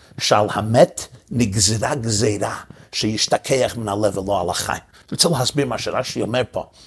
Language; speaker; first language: Hebrew; early bilingual, heritage; English